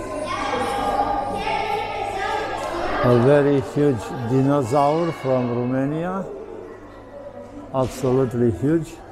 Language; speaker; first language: English; non-native, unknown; Romanian